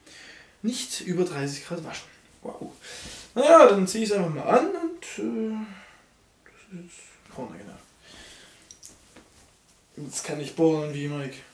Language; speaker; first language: German; native; German